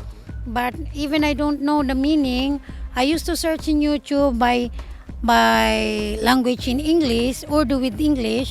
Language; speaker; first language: English; non-native, learner; Japanese